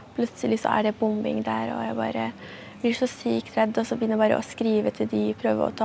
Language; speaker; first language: Norwegian; non-native, fluent; Arabic